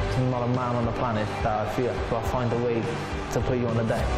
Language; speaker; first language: English; native; English